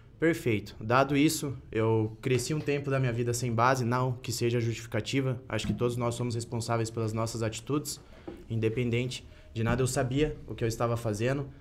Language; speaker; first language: Portuguese; native; Portuguese